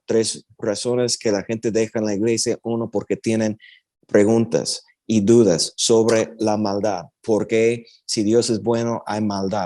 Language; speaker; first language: Spanish; early bilingual, heritage; Spanish